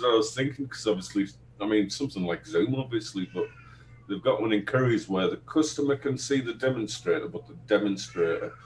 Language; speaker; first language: English; native; English